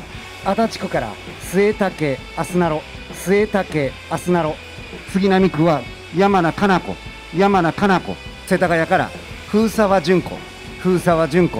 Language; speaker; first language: Japanese; native; Japanese